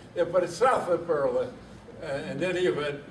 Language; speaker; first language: English; native; English